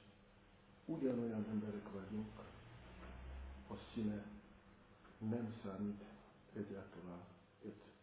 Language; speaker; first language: Hungarian; non-native, fluent; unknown